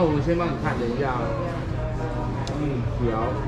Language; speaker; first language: Chinese; native; Chinese